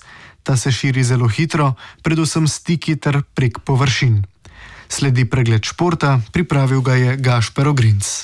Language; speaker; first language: Slovenian; native; Slovenian